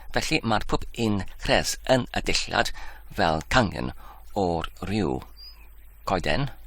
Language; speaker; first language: Welsh; non-native, local second language; English